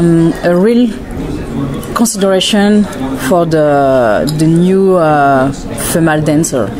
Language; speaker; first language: English; non-native, learner; French